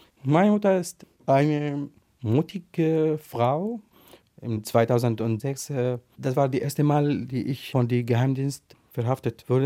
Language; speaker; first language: German; non-native, learner; Arabic